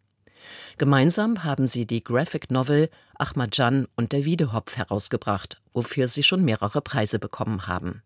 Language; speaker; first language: German; native; German